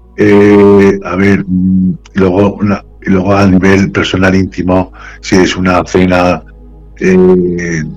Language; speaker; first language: Spanish; native; Spanish